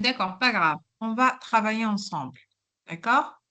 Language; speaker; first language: French; non-native, local second language; Arabic